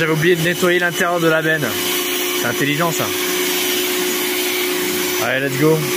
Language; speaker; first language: French; native; French